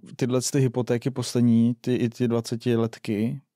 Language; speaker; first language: Czech; non-native, local second language; Russian